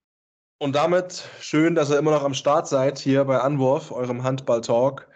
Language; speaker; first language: German; native; German